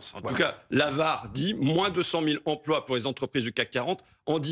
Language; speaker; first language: French; native; French